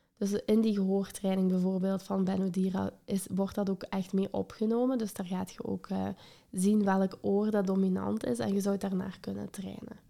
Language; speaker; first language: Dutch; native; Dutch